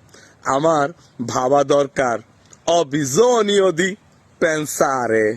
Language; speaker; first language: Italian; non-native, fluent; Bangla